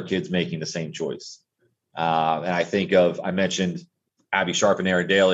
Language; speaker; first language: English; native; English